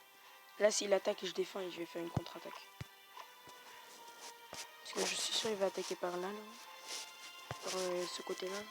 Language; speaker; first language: French; native; French